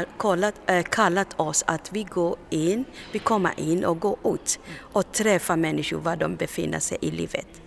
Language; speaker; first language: Swedish; non-native, learner; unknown